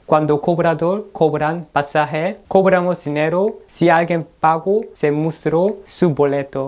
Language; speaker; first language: Spanish; non-native, learner; Korean